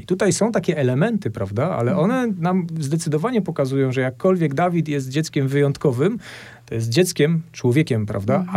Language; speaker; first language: Polish; native; Polish